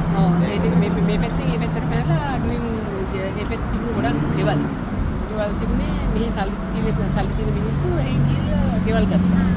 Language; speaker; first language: Sinhala; native; Sinhala